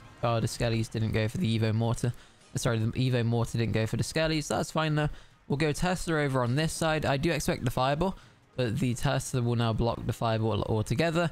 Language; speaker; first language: English; native; English